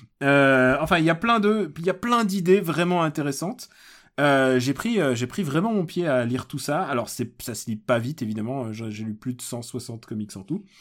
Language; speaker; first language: French; early bilingual, other home language; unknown